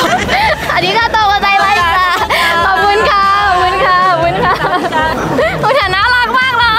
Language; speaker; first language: Thai; native; Thai